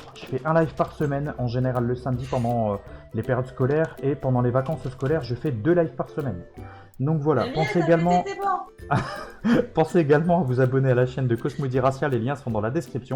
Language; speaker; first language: French; native; French